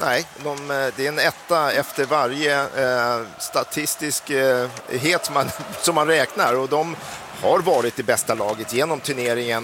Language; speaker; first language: Swedish; native; Swedish